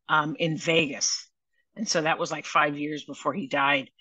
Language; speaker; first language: English; native; English